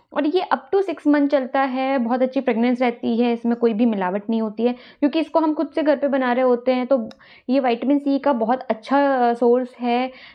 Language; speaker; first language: Hindi; native; Hindi